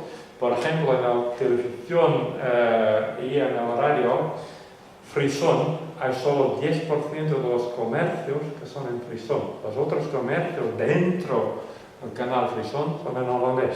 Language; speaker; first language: Spanish; non-native, fluent; Western Frisian